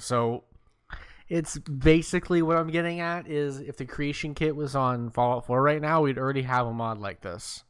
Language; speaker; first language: English; native; English